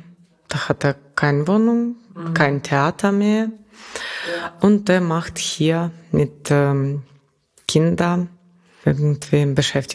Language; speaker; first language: German; non-native, fluent; Russian